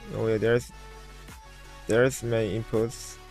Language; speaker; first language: English; non-native, learner; Korean